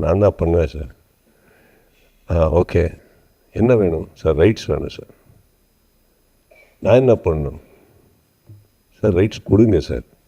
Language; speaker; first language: Tamil; non-native, learner; Kannada